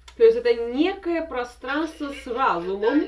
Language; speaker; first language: Russian; native; Russian